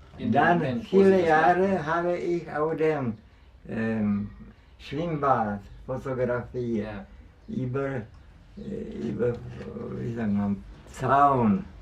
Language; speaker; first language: German; non-native, learner; Czech